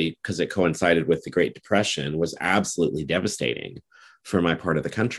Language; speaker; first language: English; native; English